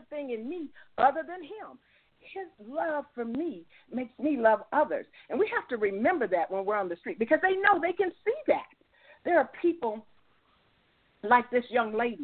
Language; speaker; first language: English; native; English